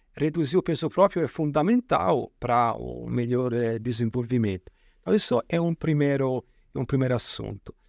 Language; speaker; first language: Portuguese; non-native, fluent; Italian